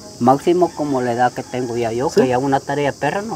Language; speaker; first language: Spanish; native; Spanish